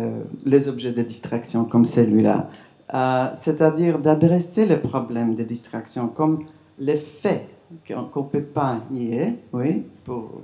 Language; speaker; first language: French; non-native, fluent; English